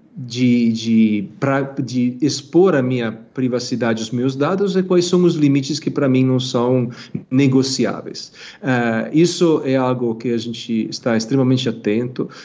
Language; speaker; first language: Portuguese; non-native, fluent; Italian